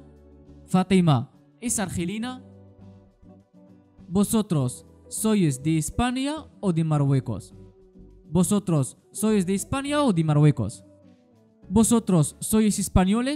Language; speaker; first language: Spanish; non-native, fluent; Arabic